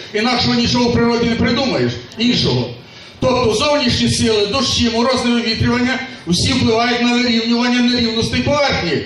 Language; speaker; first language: Ukrainian; native; Ukrainian